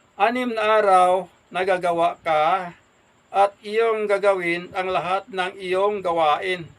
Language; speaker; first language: Filipino; non-native, local second language; Hiligaynon